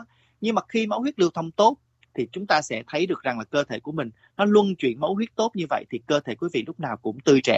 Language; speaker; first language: Vietnamese; native; Vietnamese